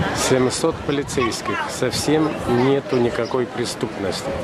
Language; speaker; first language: Russian; non-native, fluent; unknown